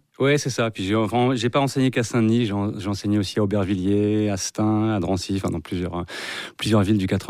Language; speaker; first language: French; native; French